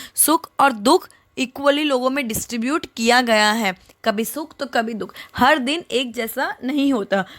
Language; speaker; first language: Hindi; non-native, local second language; Gujarati